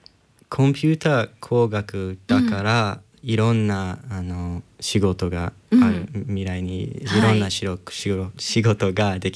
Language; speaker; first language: Japanese; non-native, learner; English